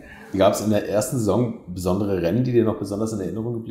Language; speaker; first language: German; native; German